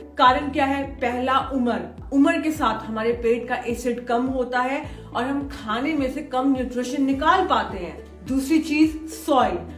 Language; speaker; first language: Hindi; native; Hindi